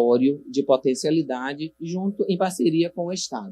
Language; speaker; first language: Portuguese; native; Portuguese